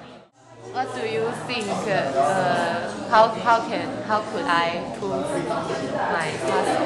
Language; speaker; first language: English; non-native, learner; Chinese